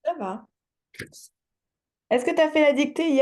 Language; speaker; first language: French; native; French